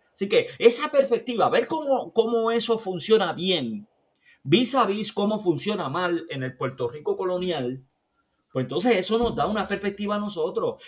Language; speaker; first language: Spanish; native; Spanish